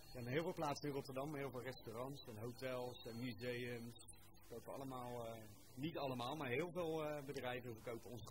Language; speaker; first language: Dutch; native; Dutch